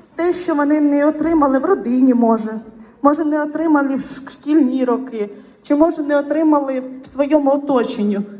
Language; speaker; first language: Ukrainian; non-native, local second language; Russian